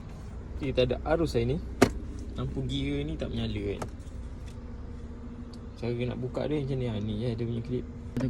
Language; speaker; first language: Malay; native; Malay